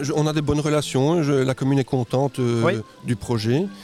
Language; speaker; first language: French; non-native, fluent; Spanish